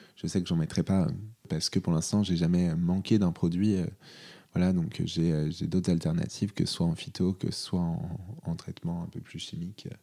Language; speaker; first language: French; native; French